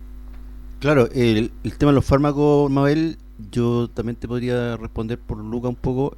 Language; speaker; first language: Spanish; native; Spanish